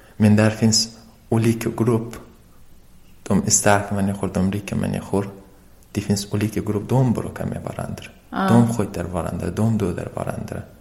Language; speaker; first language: Swedish; non-native, learner; Persian